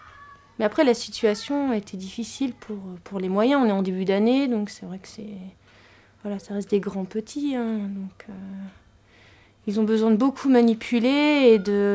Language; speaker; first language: French; native; French